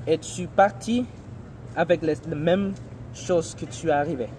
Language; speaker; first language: French; non-native, learner; English